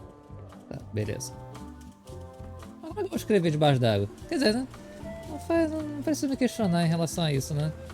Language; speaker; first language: Portuguese; native; Portuguese